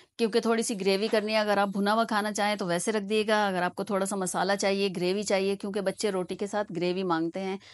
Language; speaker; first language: Hindi; native; Hindi